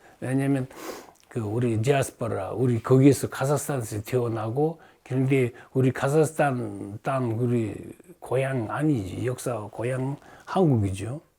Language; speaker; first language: Korean; early bilingual, heritage; Russian